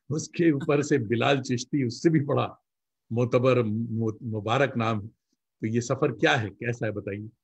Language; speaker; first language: Hindi; native; Hindi